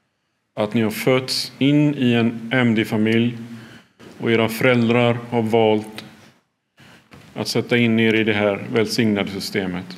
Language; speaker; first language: Swedish; early bilingual, other home language; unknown